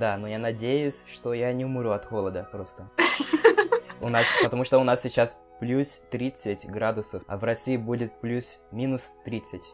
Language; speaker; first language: Russian; non-native, fluent; Portuguese